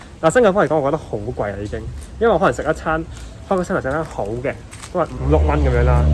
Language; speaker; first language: Cantonese; native; Cantonese